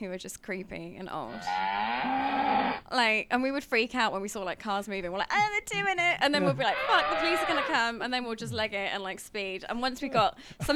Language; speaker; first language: English; native; English